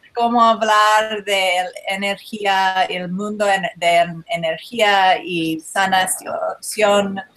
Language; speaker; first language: Spanish; non-native, learner; English